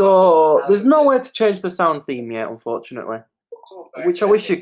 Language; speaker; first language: English; native; English